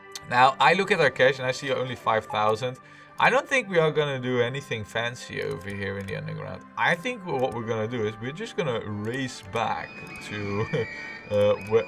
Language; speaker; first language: English; non-native, fluent; Dutch